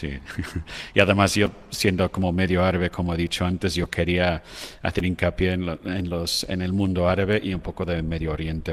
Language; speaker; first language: Spanish; non-native, fluent; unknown